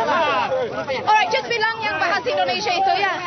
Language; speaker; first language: Indonesian; non-native, learner; English